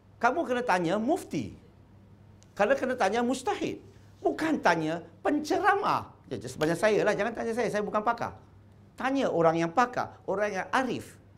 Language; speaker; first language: Malay; non-native, local second language; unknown